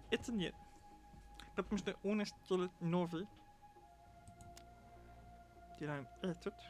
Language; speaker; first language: Russian; non-native, learner; English